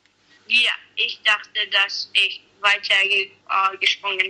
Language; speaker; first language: German; non-native, learner; English